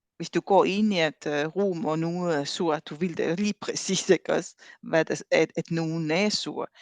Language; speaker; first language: Danish; non-native, fluent; Estonian